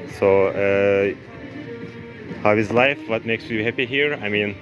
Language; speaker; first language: English; non-native, learner; Turkish